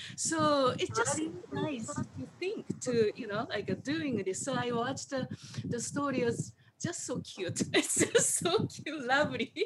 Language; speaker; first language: English; non-native, fluent; Japanese